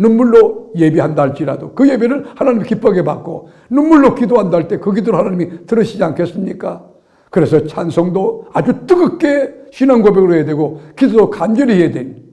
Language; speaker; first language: Korean; native; Korean